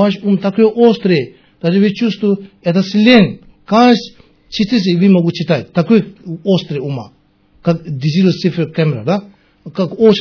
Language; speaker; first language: Russian; non-native, learner; Tibetan